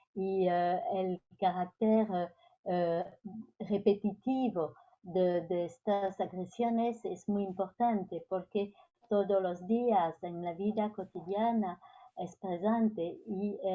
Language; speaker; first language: Spanish; non-native, fluent; French